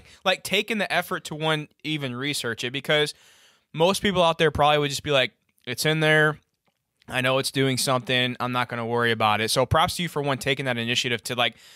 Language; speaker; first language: English; native; English